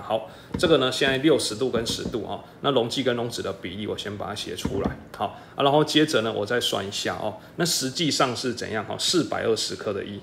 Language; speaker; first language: Chinese; native; Chinese